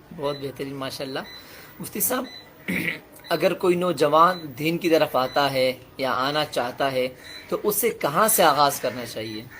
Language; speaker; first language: Urdu; non-native, local second language; Khowar